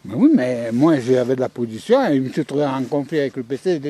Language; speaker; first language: French; native; French